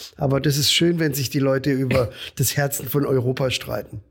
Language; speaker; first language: German; native; German